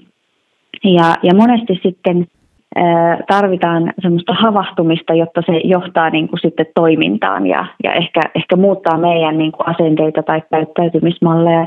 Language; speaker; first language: Finnish; native; Finnish